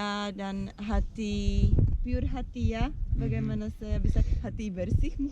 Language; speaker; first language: Indonesian; non-native, learner; Czech